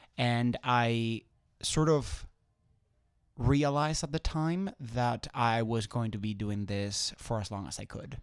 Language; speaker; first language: English; non-native, fluent; Spanish